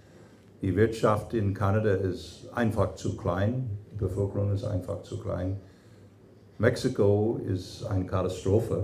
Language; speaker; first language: German; non-native, fluent; English